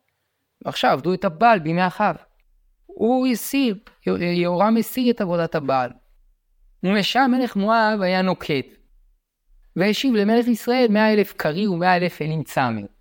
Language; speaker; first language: Hebrew; native; Hebrew